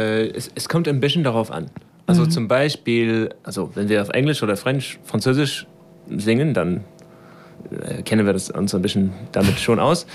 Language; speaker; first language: German; non-native, fluent; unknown